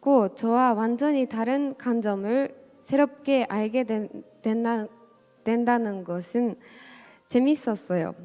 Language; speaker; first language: Korean; non-native, fluent; Japanese